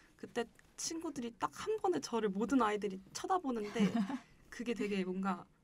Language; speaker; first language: Korean; native; Korean